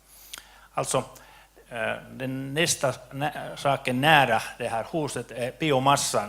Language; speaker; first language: Swedish; non-native, local second language; Finnish